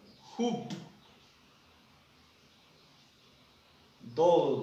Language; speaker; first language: English; non-native, fluent; Spanish